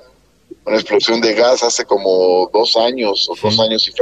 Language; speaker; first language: Spanish; native; Spanish